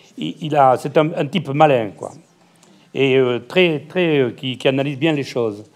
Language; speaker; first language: French; native; French